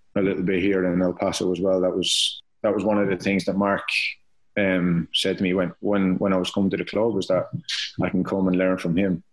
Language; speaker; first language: English; native; English